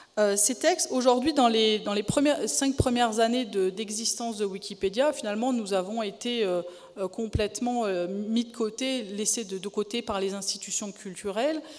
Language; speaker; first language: French; native; French